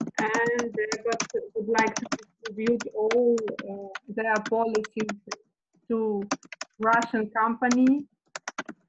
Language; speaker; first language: English; non-native, learner; Russian